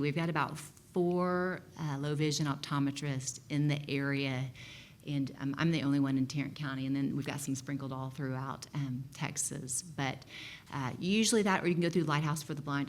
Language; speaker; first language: English; native; English